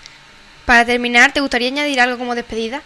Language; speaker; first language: Spanish; native; Spanish